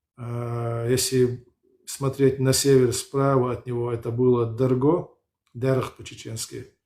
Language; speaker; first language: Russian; non-native, local second language; Chechen